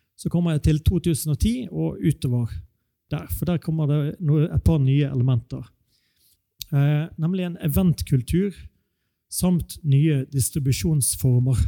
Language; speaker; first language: Norwegian; native; Norwegian